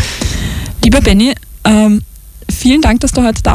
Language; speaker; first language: German; native; German